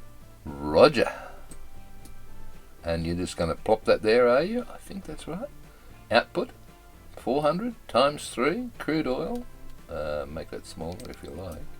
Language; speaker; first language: English; native; English